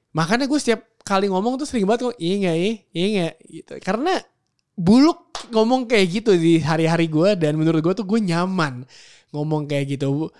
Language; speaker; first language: Indonesian; native; Indonesian